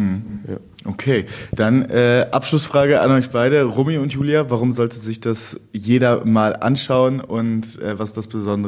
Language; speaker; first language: German; native; German